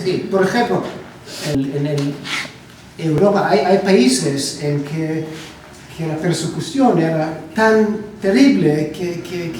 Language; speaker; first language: Spanish; non-native, learner; Hebrew